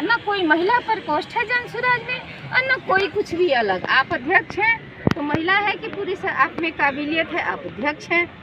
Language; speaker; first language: Hindi; native; Hindi